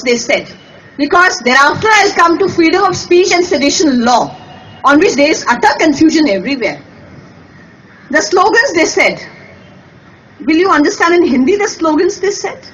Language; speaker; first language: English; non-native, local second language; Hindi